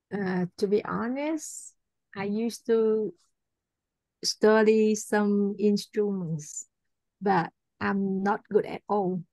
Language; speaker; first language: English; non-native, learner; Vietnamese